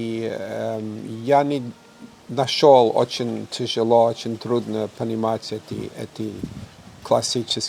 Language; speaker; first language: Russian; non-native, fluent; English